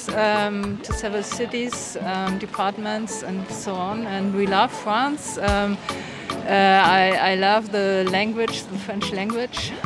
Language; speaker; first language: English; non-native, fluent; German